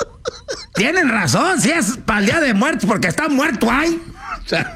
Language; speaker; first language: Spanish; native; Spanish